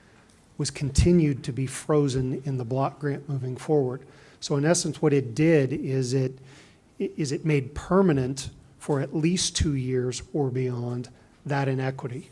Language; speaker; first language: English; native; English